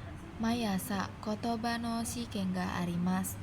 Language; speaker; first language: Japanese; non-native, learner; Indonesian